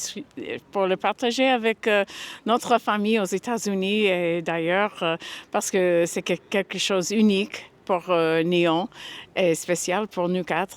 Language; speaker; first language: French; non-native, fluent; English